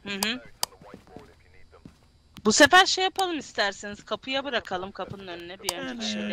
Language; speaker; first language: Turkish; native; Turkish